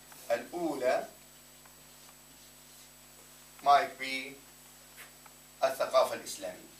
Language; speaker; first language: Arabic; non-native, fluent; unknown